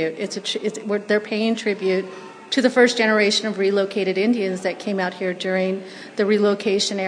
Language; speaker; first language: English; early bilingual, other home language; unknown